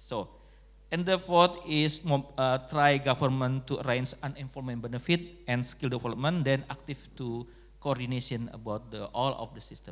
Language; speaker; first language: English; non-native, local second language; Indonesian